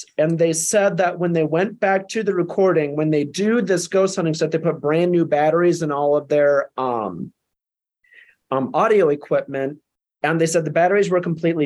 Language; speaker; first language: English; native; English